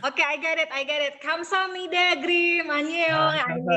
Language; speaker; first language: English; non-native, learner; Indonesian